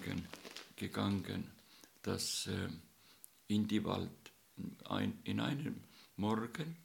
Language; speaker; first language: German; non-native, learner; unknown